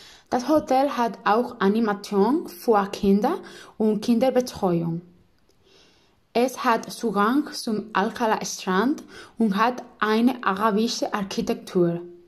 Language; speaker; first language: German; non-native, learner; Spanish